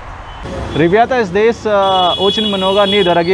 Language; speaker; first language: Russian; non-native, learner; Hindi